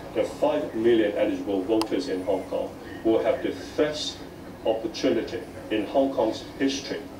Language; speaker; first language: English; non-native, local second language; Cantonese